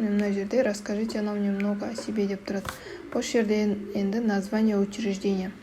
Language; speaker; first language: Russian; non-native, local second language; Kazakh